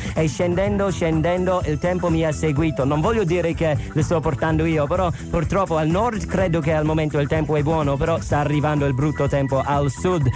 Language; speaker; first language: Italian; non-native, fluent; English